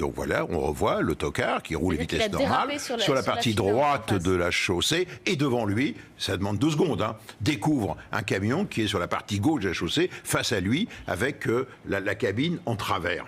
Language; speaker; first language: French; native; French